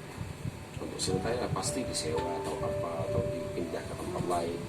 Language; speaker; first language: Indonesian; non-native, fluent; Arabic